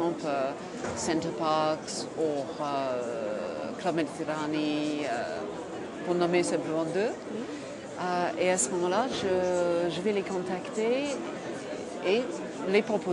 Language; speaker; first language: French; non-native, fluent; English